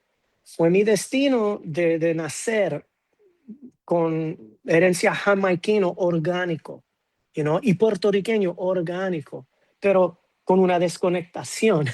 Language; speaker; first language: Spanish; non-native, fluent; English